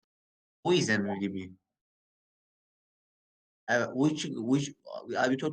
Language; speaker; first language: English; non-native, learner; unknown